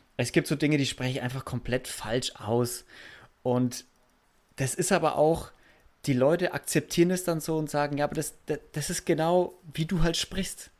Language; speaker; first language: German; native; German